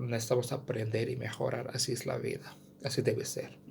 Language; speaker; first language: Spanish; non-native, learner; Sindhi